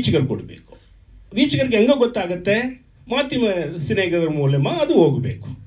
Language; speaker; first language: Kannada; non-native, learner; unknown